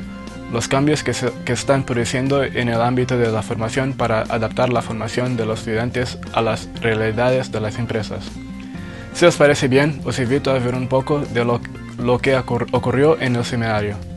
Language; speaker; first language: Spanish; non-native, learner; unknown